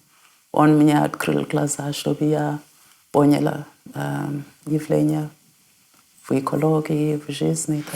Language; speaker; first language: Russian; non-native, fluent; North Ndebele